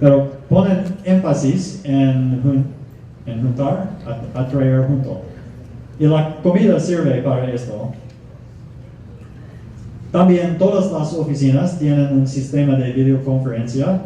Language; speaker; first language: Spanish; non-native, fluent; English